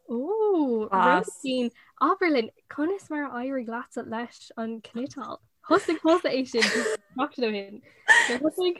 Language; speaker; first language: Irish; non-native, local second language; English